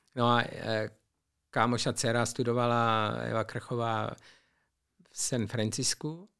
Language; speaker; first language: Czech; native; Czech